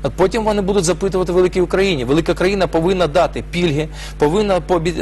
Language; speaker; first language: Ukrainian; non-native, local second language; Russian